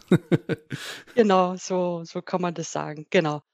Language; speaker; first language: German; native; German